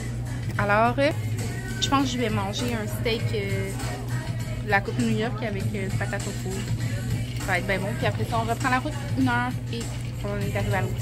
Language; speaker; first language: French; native; French